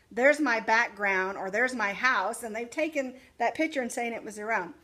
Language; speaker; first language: English; native; English